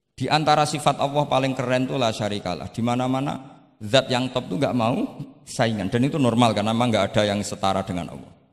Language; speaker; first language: Indonesian; non-native, local second language; Javanese